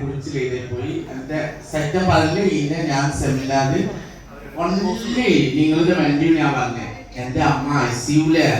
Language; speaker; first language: Malayalam; non-native, local second language; Assamese